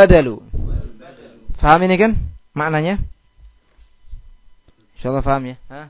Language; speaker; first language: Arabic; non-native, fluent; Indonesian